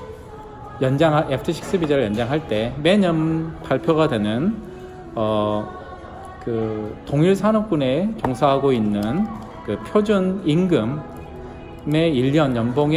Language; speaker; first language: Korean; native; Korean